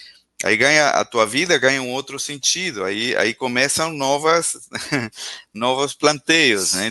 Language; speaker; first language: Portuguese; non-native, fluent; Spanish